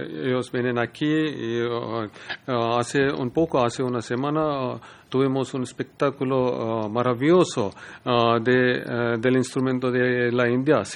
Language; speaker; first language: Spanish; non-native, learner; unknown